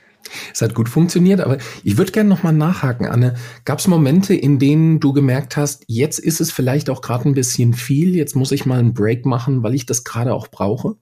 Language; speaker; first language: German; native; German